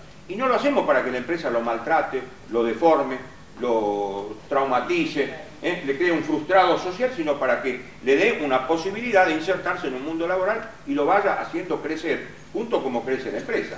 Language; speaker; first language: Spanish; native; Spanish